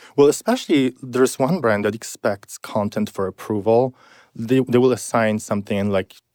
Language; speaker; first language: English; non-native, fluent; Polish